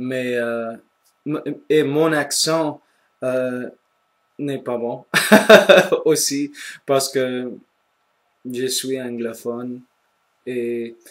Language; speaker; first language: French; non-native, local second language; English